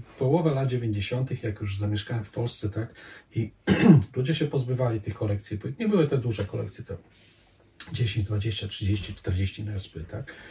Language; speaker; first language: Polish; non-native, fluent; Croatian